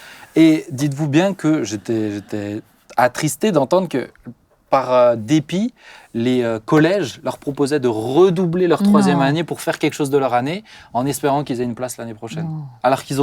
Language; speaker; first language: French; native; French